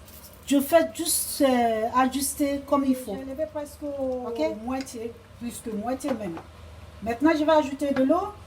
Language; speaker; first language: French; non-native, learner; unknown